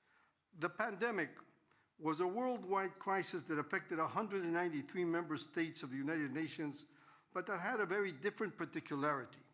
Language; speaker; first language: English; non-native, fluent; Spanish